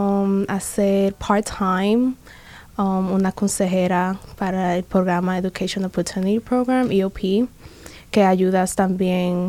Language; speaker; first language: Spanish; early bilingual, other home language; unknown